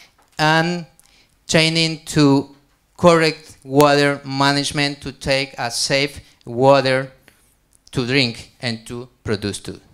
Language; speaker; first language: English; non-native, learner; Spanish